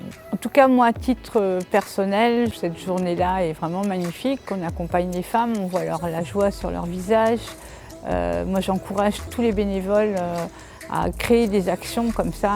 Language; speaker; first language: French; native; French